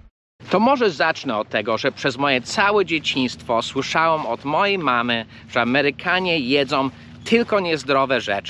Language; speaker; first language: Polish; early bilingual, heritage; Polish